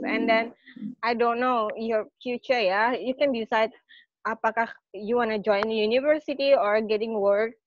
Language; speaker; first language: English; non-native, fluent; Indonesian